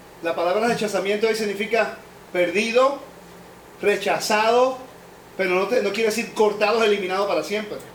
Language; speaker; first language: Spanish; native; Spanish